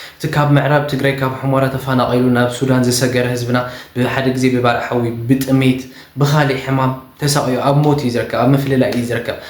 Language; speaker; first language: Tigrinya; native; Tigrinya